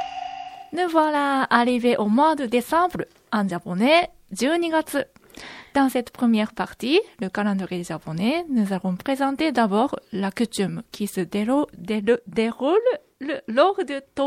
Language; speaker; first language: French; non-native, fluent; Japanese